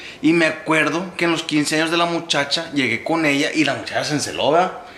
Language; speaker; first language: Spanish; early bilingual, heritage; Spanish